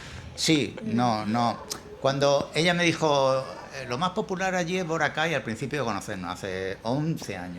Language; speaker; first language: Spanish; native; Spanish